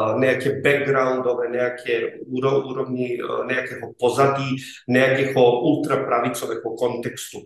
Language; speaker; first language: Czech; non-native, fluent; Serbian